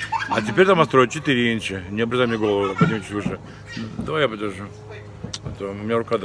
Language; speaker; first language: Russian; native; Russian